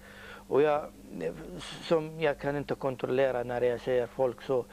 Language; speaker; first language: Swedish; non-native, learner; Arabic